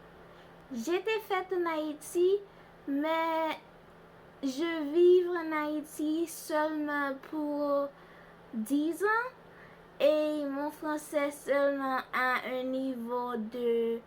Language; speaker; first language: French; non-native, learner; Haitian Creole